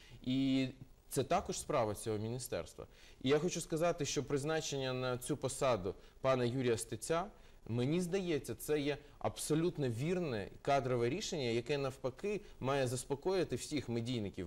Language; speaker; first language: Ukrainian; non-native, local second language; Russian